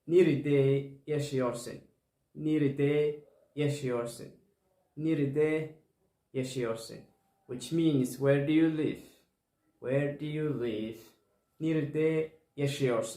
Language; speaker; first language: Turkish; non-native, learner; Somali